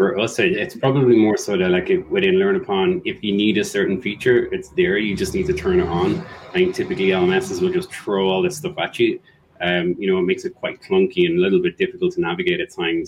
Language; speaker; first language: English; native; English